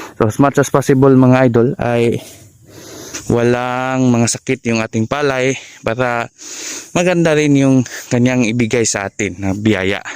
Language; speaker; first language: Filipino; non-native, local second language; Cebuano